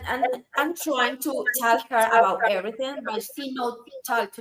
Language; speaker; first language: English; non-native, learner; Spanish